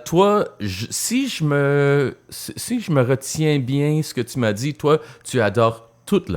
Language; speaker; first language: French; non-native, local second language; English